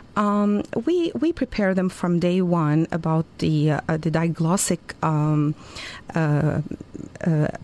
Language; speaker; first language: English; non-native, fluent; Arabic